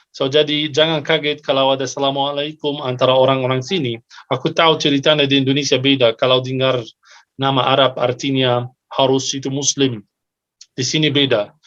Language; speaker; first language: Indonesian; non-native, fluent; Arabic